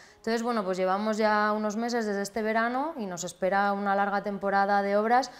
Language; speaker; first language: Spanish; native; Spanish